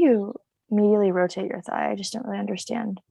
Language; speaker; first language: English; native; English